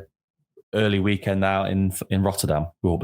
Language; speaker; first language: English; native; English